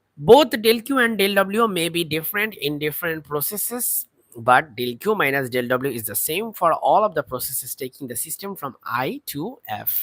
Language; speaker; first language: English; non-native, local second language; Bangla